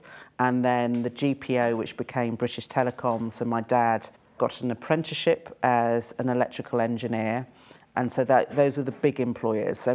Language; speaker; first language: English; native; English